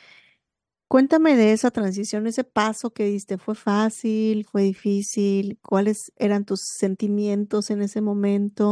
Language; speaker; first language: Spanish; native; Spanish